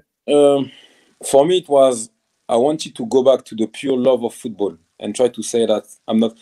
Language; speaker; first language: English; non-native, fluent; French